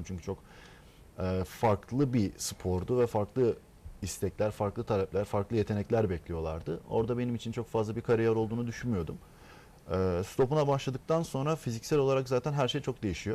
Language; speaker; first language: Turkish; native; Turkish